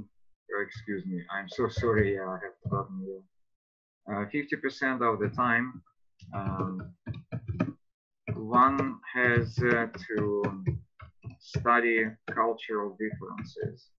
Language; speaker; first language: English; non-native, fluent; Russian